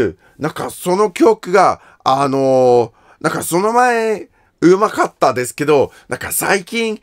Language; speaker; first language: Japanese; non-native, learner; English